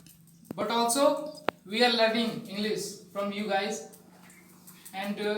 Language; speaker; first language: English; non-native, learner; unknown